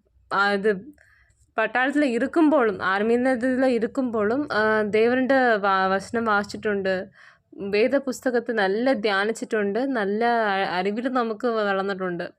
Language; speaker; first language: Malayalam; non-native, learner; Tamil